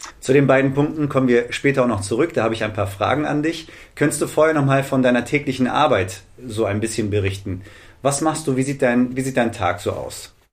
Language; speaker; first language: German; native; German